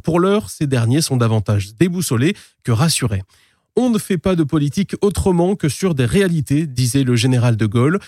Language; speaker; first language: French; native; French